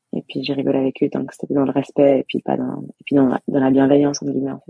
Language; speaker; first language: French; native; French